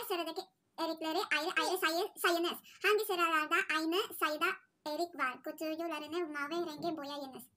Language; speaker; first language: Turkish; native; Turkish